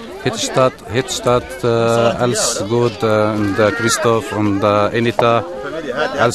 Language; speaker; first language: German; non-native, learner; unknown